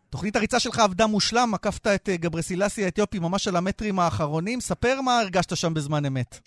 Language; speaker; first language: Hebrew; native; Hebrew